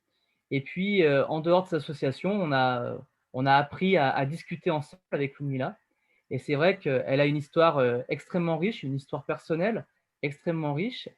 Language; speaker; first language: French; native; French